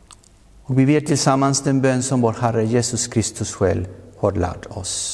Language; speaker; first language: Swedish; non-native, fluent; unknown